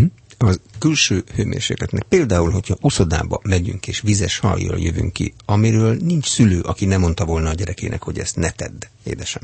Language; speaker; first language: Hungarian; native; Hungarian